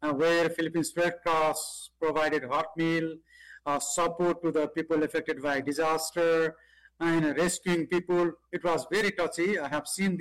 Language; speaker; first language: English; non-native, local second language; Nepali